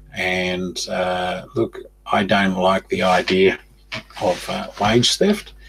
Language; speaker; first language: English; native; English